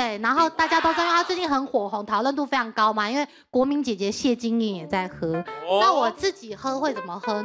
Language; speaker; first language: Chinese; native; Chinese